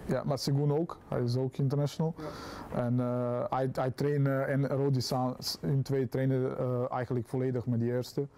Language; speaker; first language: Dutch; non-native, fluent; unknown